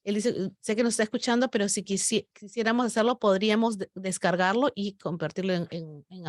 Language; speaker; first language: Spanish; native; Spanish